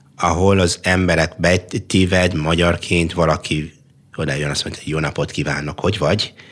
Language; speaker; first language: Hungarian; non-native, fluent; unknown